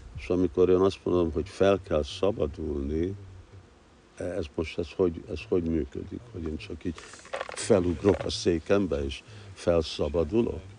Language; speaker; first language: Hungarian; early bilingual, heritage; Hungarian